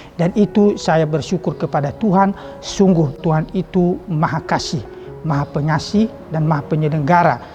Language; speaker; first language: Indonesian; non-native, local second language; Nias